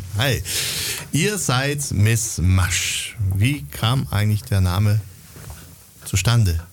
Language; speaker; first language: German; native; German